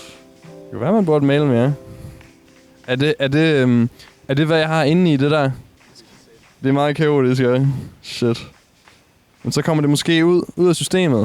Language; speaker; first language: Danish; native; Danish